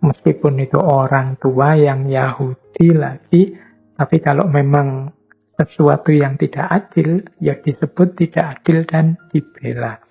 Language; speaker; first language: Indonesian; native; Indonesian